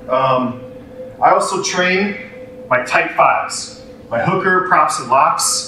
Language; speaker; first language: English; native; English